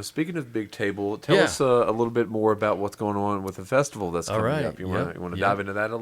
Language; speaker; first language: English; native; English